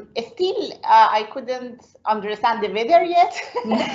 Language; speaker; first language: English; non-native, fluent; Persian